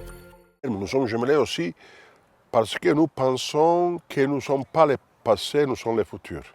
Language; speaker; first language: French; non-native, fluent; Italian